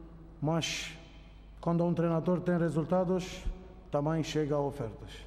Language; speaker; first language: Portuguese; non-native, fluent; Romanian